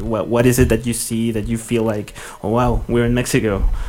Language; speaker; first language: English; non-native, fluent; Spanish